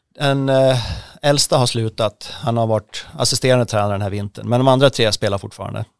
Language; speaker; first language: Swedish; native; Swedish